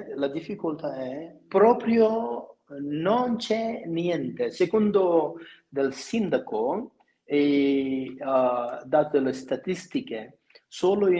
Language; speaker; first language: Italian; non-native, fluent; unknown